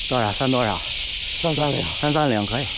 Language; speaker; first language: Chinese; native; Chinese